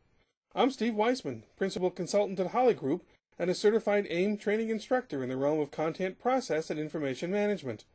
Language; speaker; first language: English; native; English